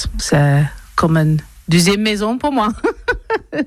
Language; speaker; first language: French; non-native, learner; English